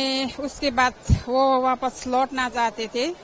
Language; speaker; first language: Hindi; non-native, local second language; Nepali